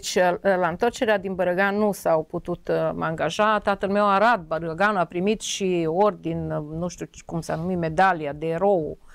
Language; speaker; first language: Romanian; non-native, local second language; Serbian